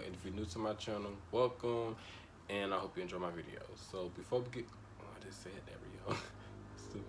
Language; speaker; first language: English; native; English